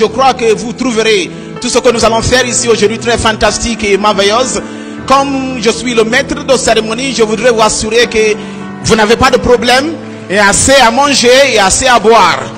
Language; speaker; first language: French; non-native, learner; Yoruba